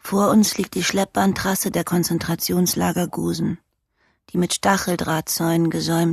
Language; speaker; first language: German; native; German